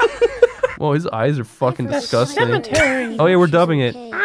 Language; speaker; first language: English; native; English